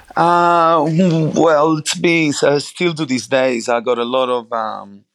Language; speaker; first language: English; non-native, fluent; Italian